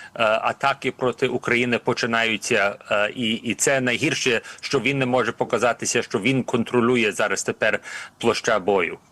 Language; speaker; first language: Ukrainian; early bilingual, heritage; Ukrainian